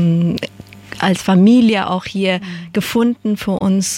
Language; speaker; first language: German; non-native, fluent; Persian